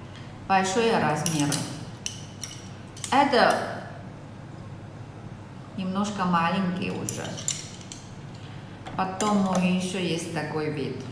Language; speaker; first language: Russian; non-native, learner; Chinese